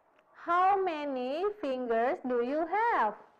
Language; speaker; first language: English; non-native, fluent; Indonesian